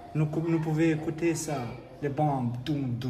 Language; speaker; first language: French; non-native, learner; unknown